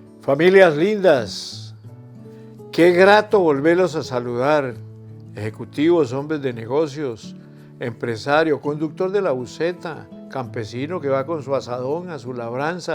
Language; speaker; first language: Spanish; native; Spanish